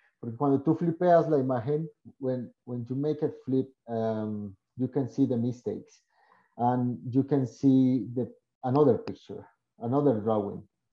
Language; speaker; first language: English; non-native, learner; Spanish